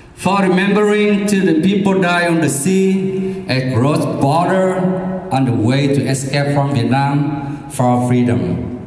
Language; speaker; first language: English; non-native, learner; Vietnamese